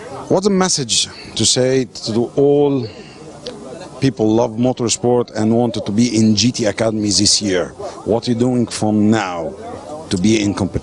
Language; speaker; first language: English; non-native, learner; Arabic